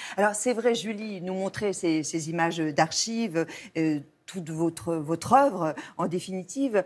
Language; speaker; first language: French; native; French